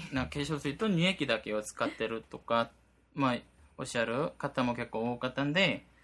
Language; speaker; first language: Japanese; non-native, fluent; Korean